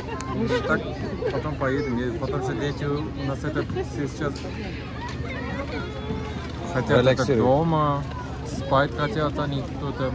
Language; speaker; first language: Russian; early bilingual, heritage; Russian